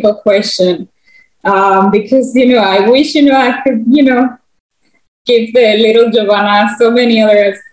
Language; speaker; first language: English; non-native, fluent; Spanish